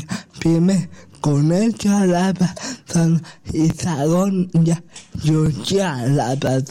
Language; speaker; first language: Catalan; non-native, local second language; Spanish